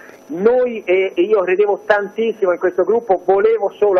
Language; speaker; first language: Italian; native; Italian